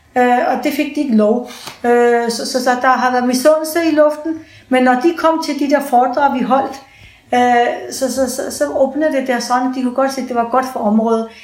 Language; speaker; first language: Danish; early bilingual, other home language; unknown